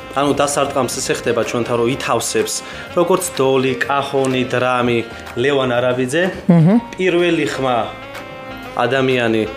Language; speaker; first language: Georgian; native; Georgian